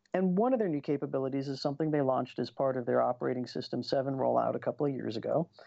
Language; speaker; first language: English; native; English